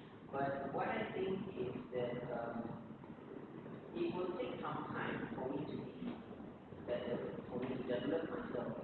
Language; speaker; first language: English; non-native, local second language; Malay